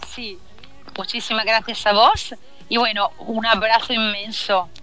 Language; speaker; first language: Spanish; non-native, learner; Italian